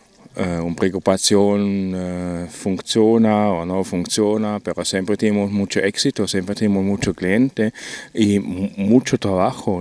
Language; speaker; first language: Spanish; non-native, learner; German